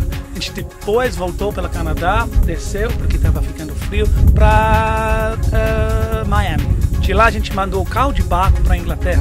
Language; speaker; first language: Portuguese; non-native, fluent; English